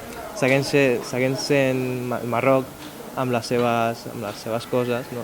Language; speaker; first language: Catalan; early bilingual, other home language; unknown